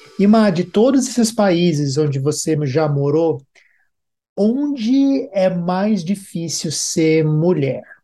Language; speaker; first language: Portuguese; native; Portuguese